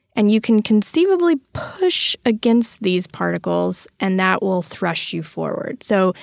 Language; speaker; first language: English; native; English